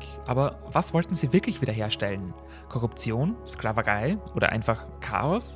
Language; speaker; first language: German; native; German